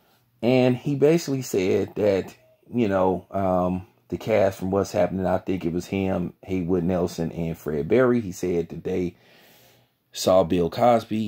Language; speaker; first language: English; native; English